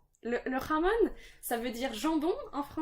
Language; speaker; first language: French; native; French